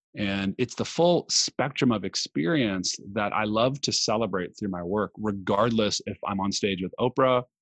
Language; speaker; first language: English; native; English